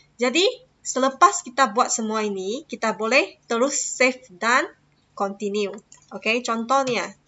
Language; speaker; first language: Malay; non-native, local second language; Chinese